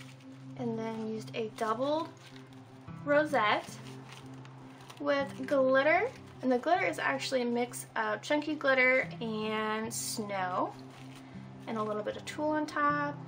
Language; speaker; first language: English; native; English